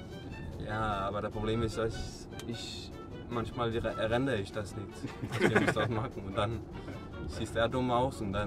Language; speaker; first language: German; non-native, learner; Danish